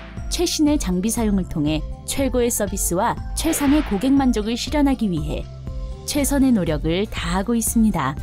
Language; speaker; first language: Korean; native; Korean